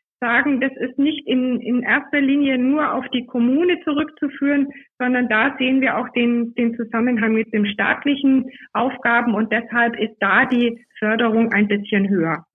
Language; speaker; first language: German; native; German